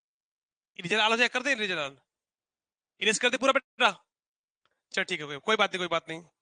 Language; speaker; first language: Hindi; native; Hindi